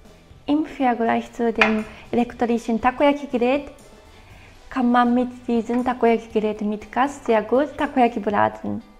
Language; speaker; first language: German; non-native, fluent; Japanese